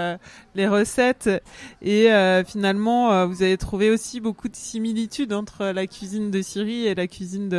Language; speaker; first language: French; native; French